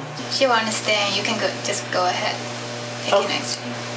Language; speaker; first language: English; native; English